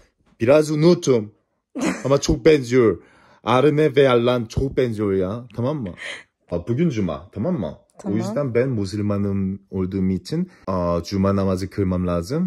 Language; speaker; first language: Turkish; non-native, learner; Korean